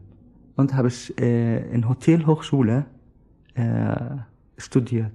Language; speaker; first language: German; non-native, learner; Arabic